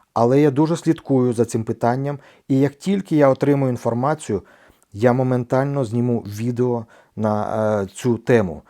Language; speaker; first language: Ukrainian; non-native, local second language; Russian